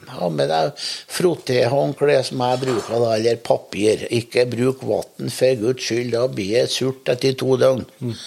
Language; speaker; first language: Norwegian; native; Norwegian